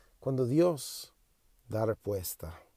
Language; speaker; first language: Spanish; non-native, learner; English